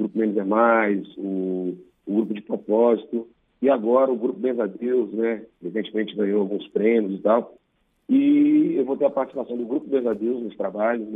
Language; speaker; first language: Portuguese; native; Portuguese